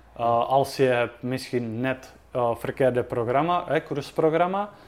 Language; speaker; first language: Dutch; non-native, fluent; Czech